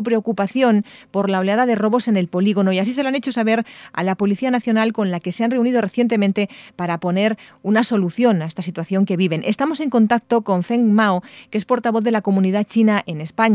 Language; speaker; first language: Spanish; native; Spanish